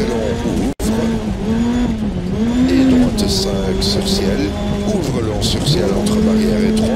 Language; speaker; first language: French; native; French